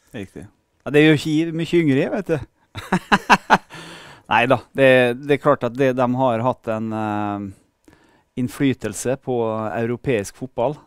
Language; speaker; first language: Norwegian; native; Norwegian